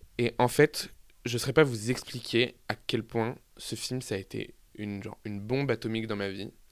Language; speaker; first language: French; native; French